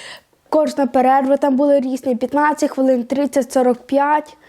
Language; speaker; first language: Ukrainian; native; Ukrainian